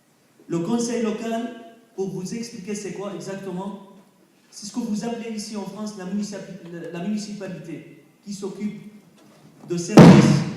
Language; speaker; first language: French; non-native, fluent; Arabic